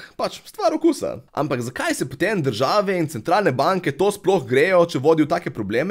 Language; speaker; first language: Slovenian; native; Slovenian